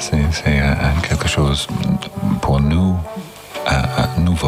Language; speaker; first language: French; non-native, learner; English